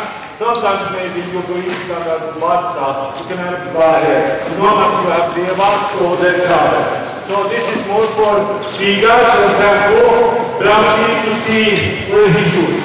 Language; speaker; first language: English; non-native, learner; Polish